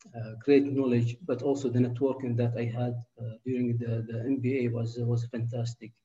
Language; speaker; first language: English; non-native, fluent; Arabic